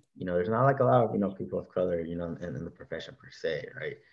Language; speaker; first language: English; native; English